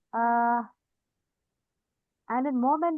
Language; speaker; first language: German; non-native, fluent; Indonesian